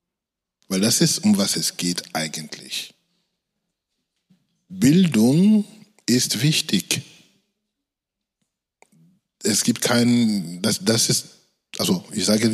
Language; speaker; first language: German; non-native, fluent; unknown